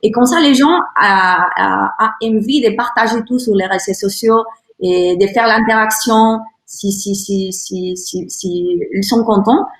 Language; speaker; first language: French; non-native, learner; Spanish